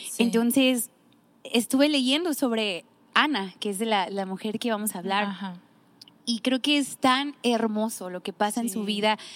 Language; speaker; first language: Spanish; native; Spanish